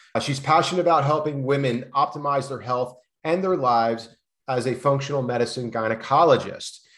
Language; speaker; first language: English; native; English